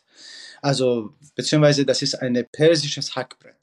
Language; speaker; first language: German; non-native, fluent; Persian